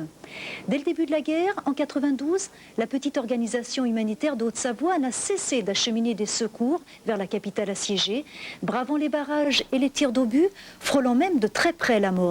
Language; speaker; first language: French; native; French